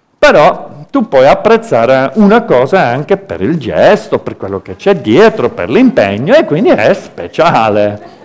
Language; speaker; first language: Italian; native; Italian